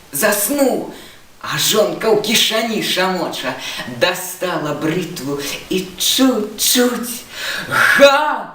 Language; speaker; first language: Belarusian; non-native, local second language; Russian